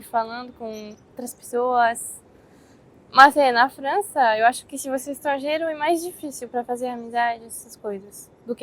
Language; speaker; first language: Portuguese; non-native, fluent; French